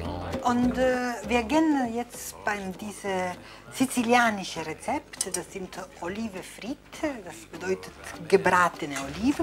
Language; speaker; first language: German; non-native, fluent; Italian